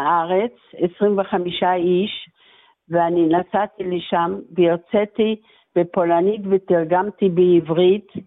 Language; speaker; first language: Hebrew; non-native, fluent; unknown